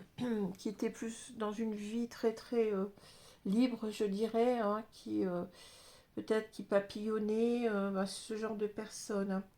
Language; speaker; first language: French; native; French